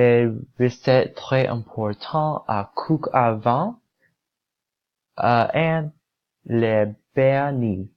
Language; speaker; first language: French; non-native, learner; English